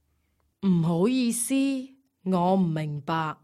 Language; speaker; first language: Cantonese; non-native, learner; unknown